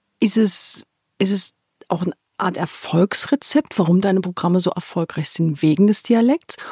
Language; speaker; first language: German; native; German